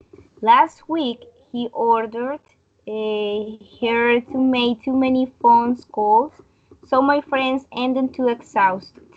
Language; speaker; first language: English; non-native, learner; Spanish